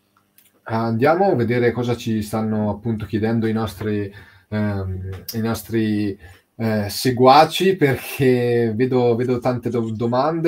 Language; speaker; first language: Italian; native; Italian